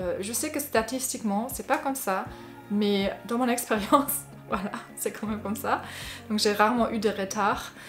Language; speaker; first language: French; non-native, fluent; German